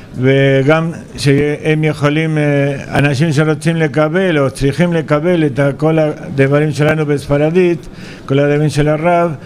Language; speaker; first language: Hebrew; non-native, fluent; Spanish